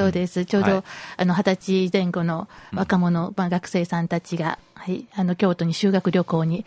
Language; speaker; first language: Japanese; native; Japanese